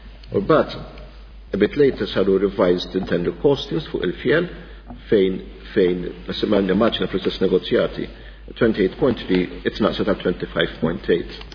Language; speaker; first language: English; non-native, local second language; Maltese